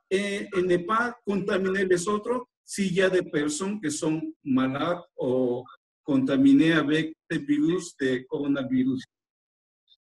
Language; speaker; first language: French; non-native, fluent; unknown